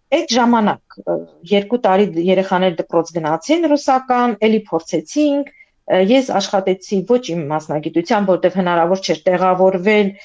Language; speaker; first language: Armenian; native; Armenian